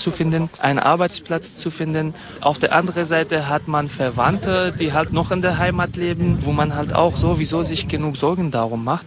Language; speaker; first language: German; non-native, fluent; Kurdish